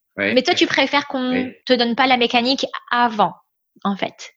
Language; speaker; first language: French; native; French